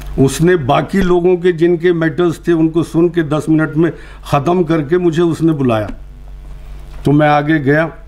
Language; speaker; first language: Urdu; native; Urdu